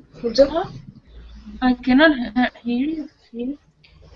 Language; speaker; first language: English; non-native, learner; Spanish